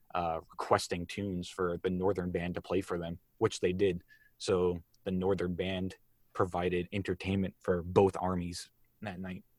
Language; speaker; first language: English; native; English